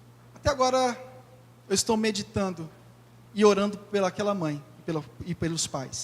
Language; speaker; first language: Portuguese; native; Portuguese